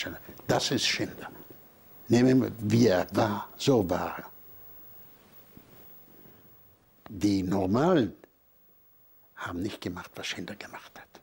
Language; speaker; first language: German; non-native, fluent; Polish